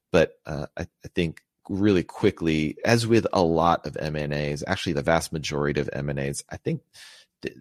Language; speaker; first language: English; native; English